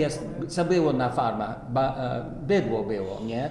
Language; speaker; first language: Polish; early bilingual, heritage; English